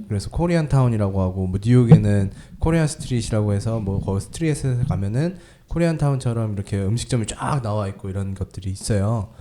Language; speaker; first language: Korean; native; Korean